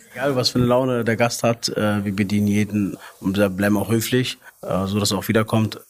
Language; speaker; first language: German; early bilingual, other home language; Arabic